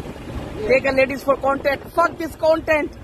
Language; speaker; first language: English; non-native, learner; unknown